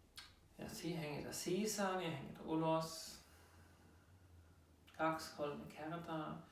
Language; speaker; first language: Finnish; non-native, learner; German